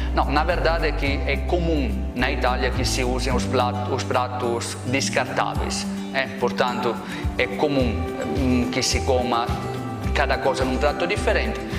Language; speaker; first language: Portuguese; non-native, fluent; Italian